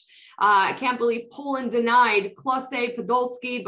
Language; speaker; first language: English; non-native, fluent; Polish